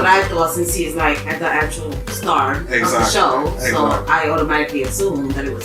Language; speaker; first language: English; native; English